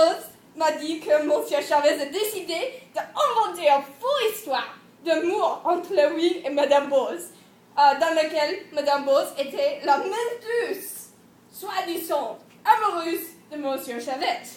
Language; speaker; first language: French; non-native, learner; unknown